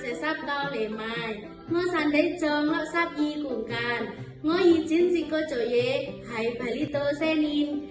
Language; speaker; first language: Cantonese; non-native, learner; Indonesian